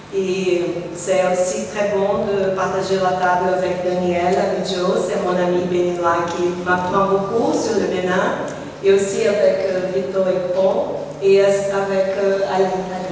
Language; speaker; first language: French; non-native, fluent; Portuguese